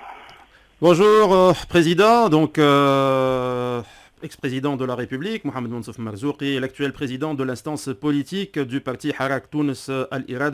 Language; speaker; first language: French; non-native, local second language; Arabic